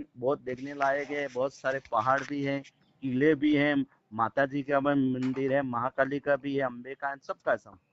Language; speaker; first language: Hindi; native; Hindi